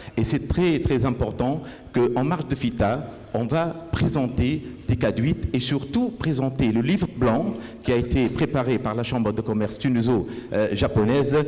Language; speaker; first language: French; non-native, local second language; Arabic